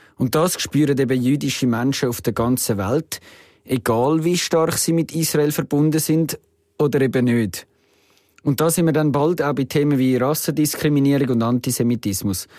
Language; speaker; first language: German; native; German